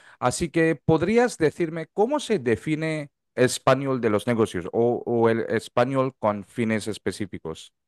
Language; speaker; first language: Spanish; non-native, fluent; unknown